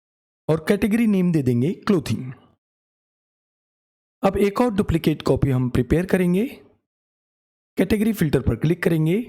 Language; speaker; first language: Hindi; native; Hindi